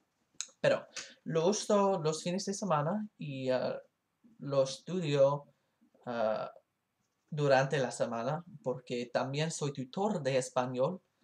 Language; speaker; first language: Spanish; non-native, learner; English